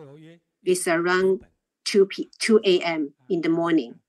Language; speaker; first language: English; non-native, learner; Chinese